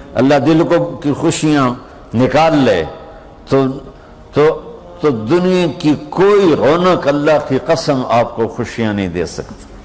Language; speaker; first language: Urdu; non-native, local second language; Punjabi